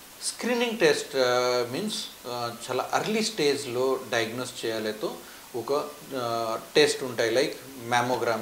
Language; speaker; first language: Telugu; non-native, fluent; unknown